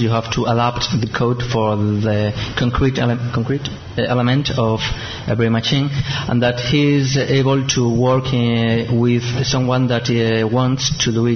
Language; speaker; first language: English; non-native, fluent; Spanish